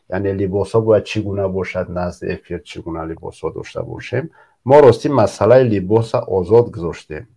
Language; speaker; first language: Tajik; native; Tajik